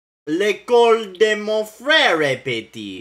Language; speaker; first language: French; non-native, learner; English